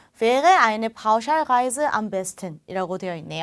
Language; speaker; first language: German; non-native, fluent; Korean